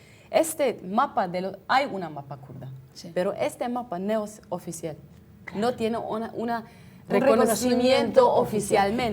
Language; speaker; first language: Spanish; non-native, fluent; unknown